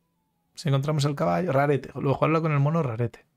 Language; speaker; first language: Spanish; native; Spanish